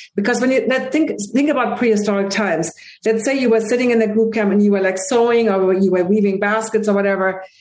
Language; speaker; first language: English; non-native, fluent; German